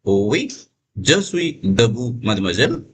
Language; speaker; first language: French; non-native, fluent; Hindi